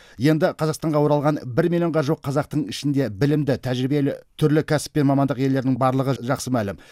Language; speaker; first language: Kazakh; native; Kazakh